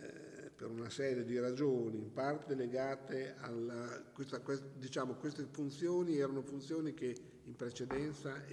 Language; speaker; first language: Italian; native; Italian